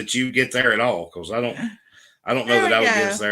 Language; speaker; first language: English; native; English